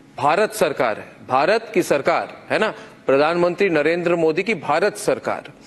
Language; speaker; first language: Hindi; native; Hindi